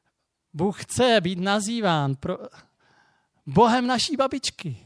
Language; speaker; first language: Czech; native; Czech